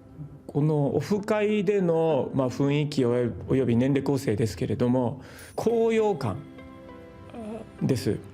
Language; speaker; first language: Japanese; native; Japanese